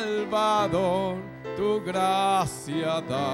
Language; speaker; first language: Spanish; native; Spanish